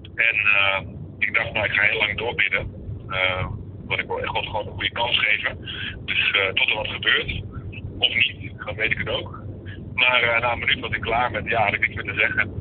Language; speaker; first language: Dutch; early bilingual, other home language; Indonesian